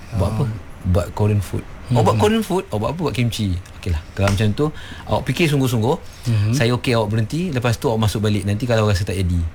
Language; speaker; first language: Malay; native; Malay